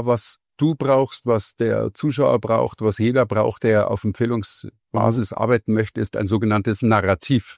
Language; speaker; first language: German; native; German